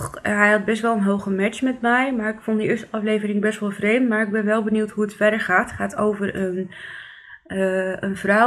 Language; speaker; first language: Dutch; native; Dutch